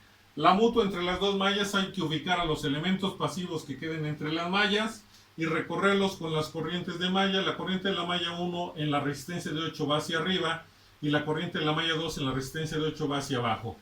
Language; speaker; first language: Spanish; native; Spanish